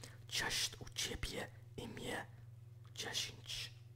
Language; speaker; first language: Polish; non-native, learner; English